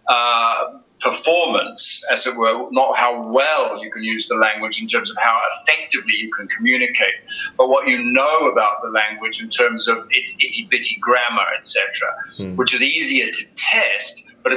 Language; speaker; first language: English; native; English